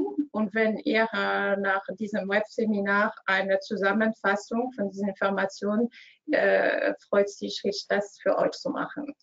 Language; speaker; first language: German; non-native, learner; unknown